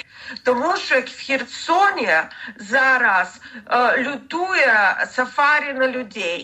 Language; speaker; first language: Ukrainian; non-native, learner; Russian